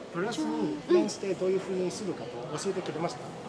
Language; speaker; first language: Japanese; non-native, fluent; Cantonese